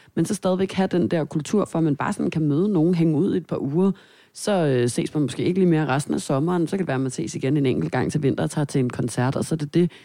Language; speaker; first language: Danish; native; Danish